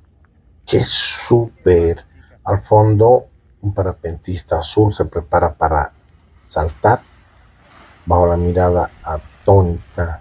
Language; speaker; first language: Spanish; native; Spanish